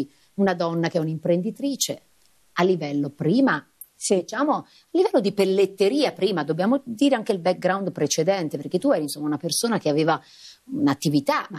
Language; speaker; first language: Italian; native; Italian